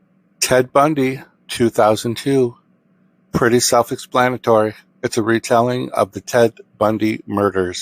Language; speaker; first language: English; native; English